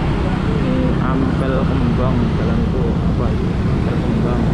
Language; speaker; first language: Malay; non-native, local second language; Javanese